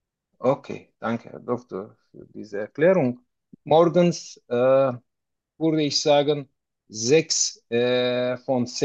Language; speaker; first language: German; non-native, fluent; Turkish